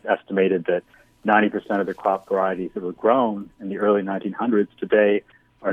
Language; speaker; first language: English; native; English